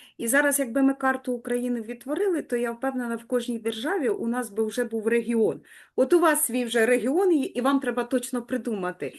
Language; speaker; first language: Ukrainian; native; Ukrainian